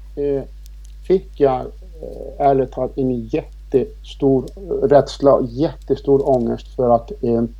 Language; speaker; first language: Swedish; non-native, fluent; Icelandic